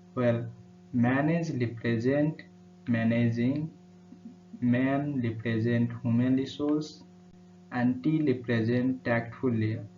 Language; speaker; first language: English; non-native, local second language; Nepali